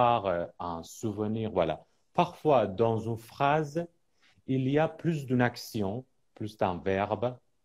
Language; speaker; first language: French; non-native, fluent; Persian